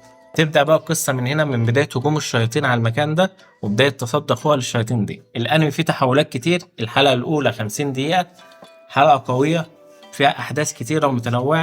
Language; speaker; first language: Arabic; native; Arabic